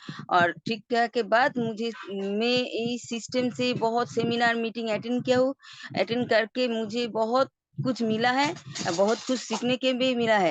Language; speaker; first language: Hindi; non-native, local second language; Bangla